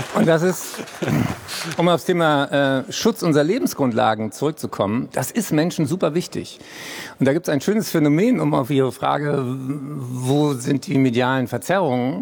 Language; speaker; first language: German; native; German